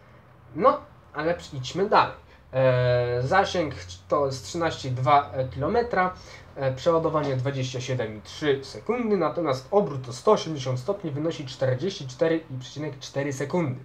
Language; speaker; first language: Polish; native; Polish